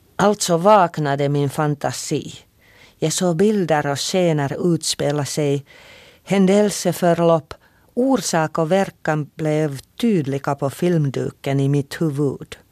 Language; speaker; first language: Swedish; non-native, local second language; Finnish